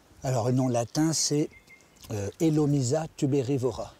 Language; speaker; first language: French; native; French